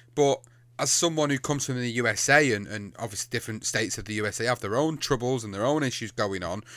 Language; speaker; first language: English; native; English